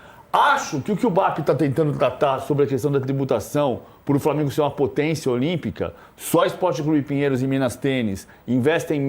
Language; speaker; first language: Portuguese; native; Portuguese